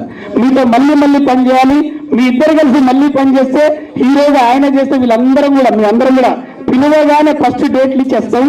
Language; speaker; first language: Telugu; native; Telugu